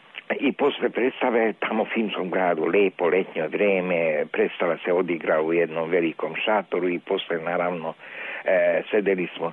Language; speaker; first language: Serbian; non-native, local second language; Hungarian